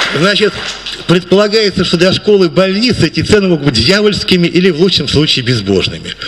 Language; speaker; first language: Russian; native; Russian